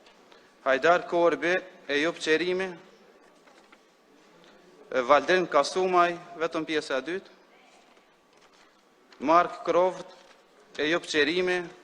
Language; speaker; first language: Albanian; native; Albanian